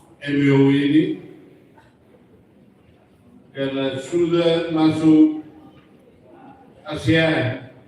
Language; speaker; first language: Indonesian; non-native, fluent; German